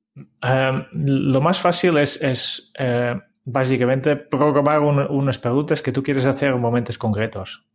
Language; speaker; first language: Spanish; non-native, fluent; Dutch